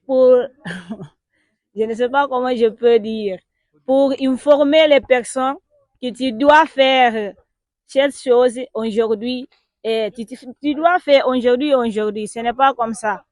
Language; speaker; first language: French; non-native, learner; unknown